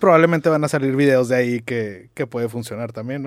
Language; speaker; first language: Spanish; native; Spanish